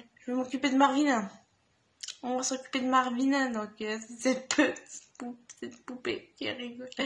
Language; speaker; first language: French; native; French